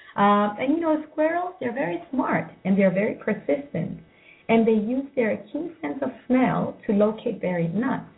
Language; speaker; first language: English; non-native, fluent; Greek